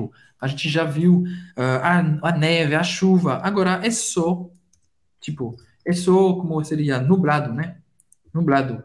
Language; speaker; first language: Portuguese; non-native, fluent; French